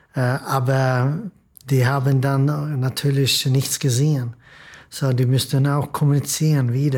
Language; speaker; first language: German; non-native, fluent; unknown